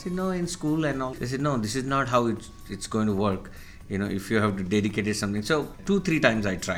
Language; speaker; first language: English; non-native, local second language; Marathi